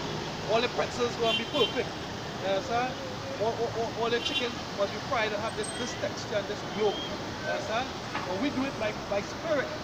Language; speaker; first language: English; native; English